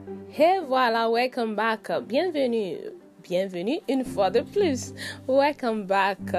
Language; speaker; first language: French; non-native, fluent; Yoruba